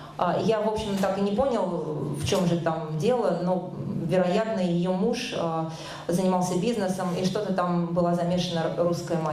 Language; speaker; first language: Russian; native; Russian